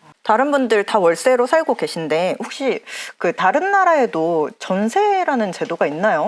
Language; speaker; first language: Korean; native; Korean